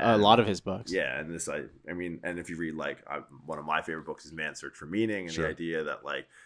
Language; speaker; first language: English; native; English